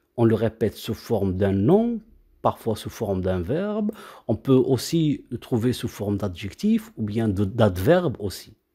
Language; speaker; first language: French; non-native, local second language; Arabic